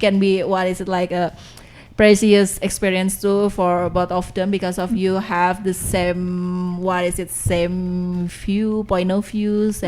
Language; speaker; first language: English; non-native, learner; Indonesian